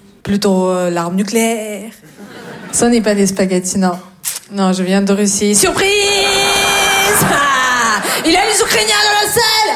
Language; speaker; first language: French; non-native, fluent; Russian